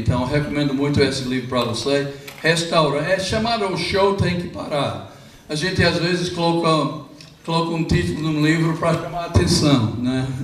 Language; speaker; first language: Portuguese; non-native, fluent; English